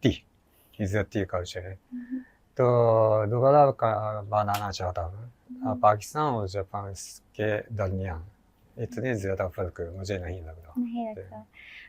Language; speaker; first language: Hindi; non-native, learner; Japanese